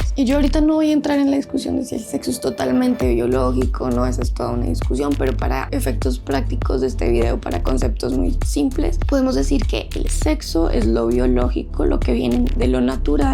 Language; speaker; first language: Spanish; native; Spanish